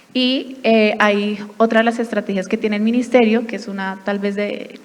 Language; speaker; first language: Spanish; native; Spanish